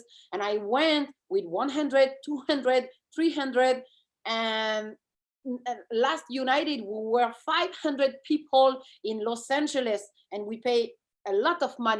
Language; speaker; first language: English; non-native, fluent; French